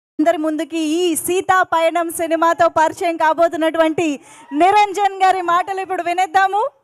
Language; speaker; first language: Telugu; native; Telugu